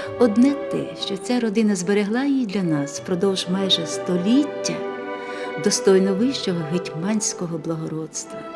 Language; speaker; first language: Ukrainian; native; Ukrainian